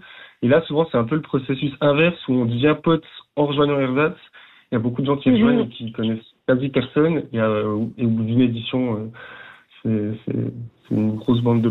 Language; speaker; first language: French; native; French